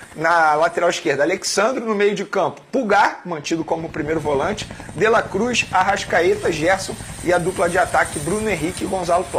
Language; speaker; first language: Portuguese; native; Portuguese